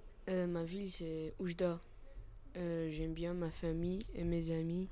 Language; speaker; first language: French; non-native, learner; Arabic